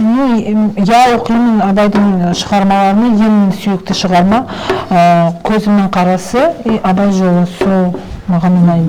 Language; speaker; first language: Kazakh; non-native, local second language; Turkish